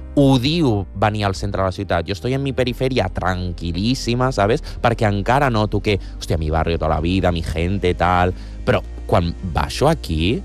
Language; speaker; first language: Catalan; non-native, local second language; Spanish